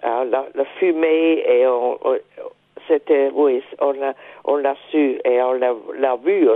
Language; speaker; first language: French; non-native, fluent; German